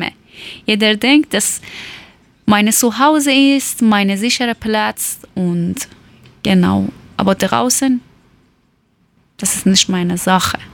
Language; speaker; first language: German; non-native, learner; Persian